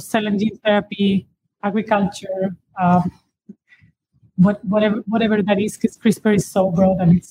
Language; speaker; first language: English; non-native, fluent; Spanish